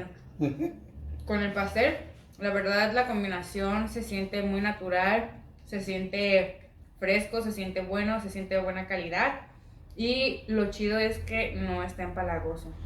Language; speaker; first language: Spanish; native; Spanish